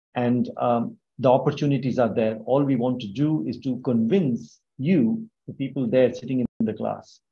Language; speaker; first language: English; non-native, local second language; Bangla